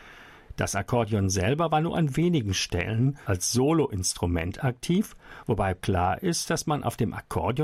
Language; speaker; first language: German; native; German